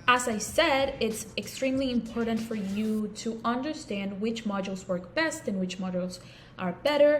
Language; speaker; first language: English; non-native, local second language; Spanish